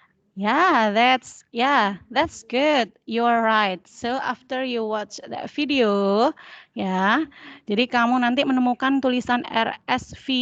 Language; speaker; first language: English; non-native, fluent; Indonesian